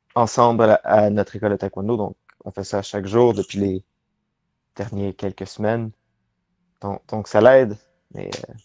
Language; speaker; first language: French; native; French